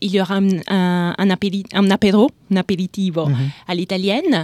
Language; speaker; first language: French; non-native, fluent; Italian